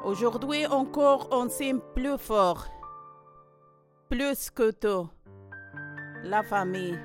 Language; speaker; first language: French; non-native, learner; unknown